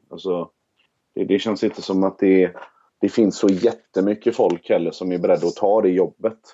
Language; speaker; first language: Swedish; native; Swedish